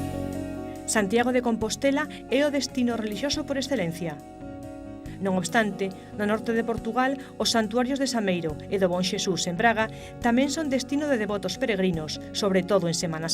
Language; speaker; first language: Galician; native; Galician